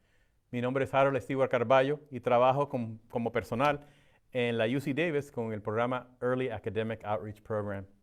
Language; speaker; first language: Spanish; early bilingual, other home language; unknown